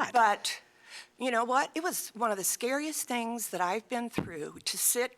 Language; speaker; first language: English; native; English